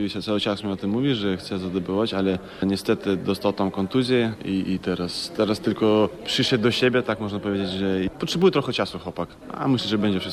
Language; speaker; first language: Polish; non-native, fluent; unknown